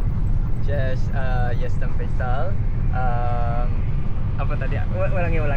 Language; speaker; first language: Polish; non-native, learner; Indonesian